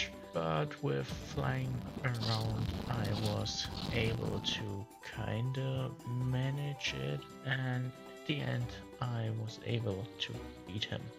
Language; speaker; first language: English; non-native, fluent; German